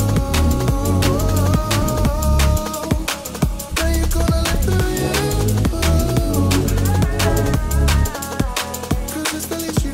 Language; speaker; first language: English; native; English